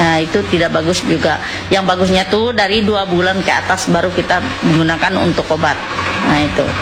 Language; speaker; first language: Indonesian; non-native, local second language; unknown